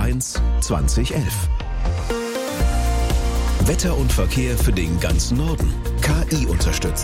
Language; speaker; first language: German; native; German